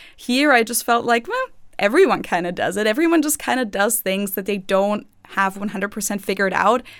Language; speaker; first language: English; non-native, fluent; German